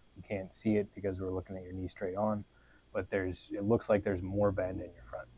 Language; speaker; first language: English; native; English